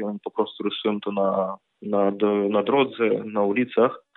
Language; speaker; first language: Polish; non-native, fluent; Ukrainian